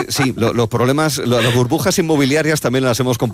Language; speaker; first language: Spanish; native; Spanish